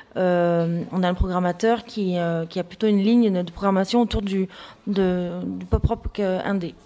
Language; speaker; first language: French; native; French